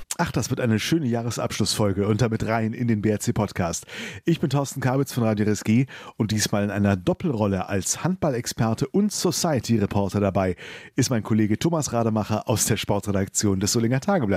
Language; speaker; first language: German; native; German